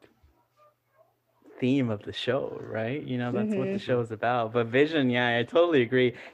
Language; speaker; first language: English; early bilingual, other home language; Spanish